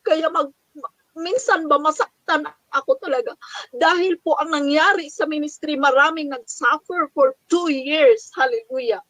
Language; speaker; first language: Filipino; non-native, local second language; Cebuano